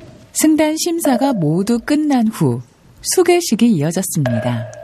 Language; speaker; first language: Korean; native; Korean